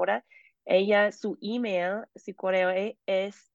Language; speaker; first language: Spanish; non-native, fluent; English